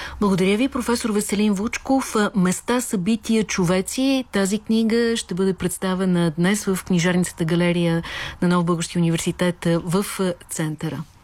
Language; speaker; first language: Bulgarian; native; Bulgarian